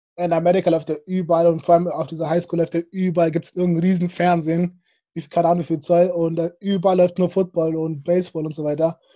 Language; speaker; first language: German; early bilingual, other home language; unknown